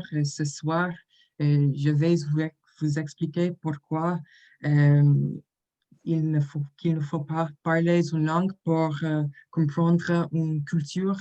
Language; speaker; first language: French; non-native, learner; English